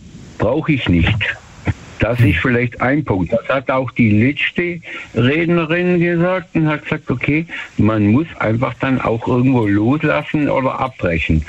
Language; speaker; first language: German; native; German